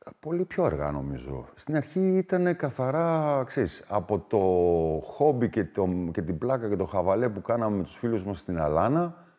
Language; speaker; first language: Greek; early bilingual, other home language; German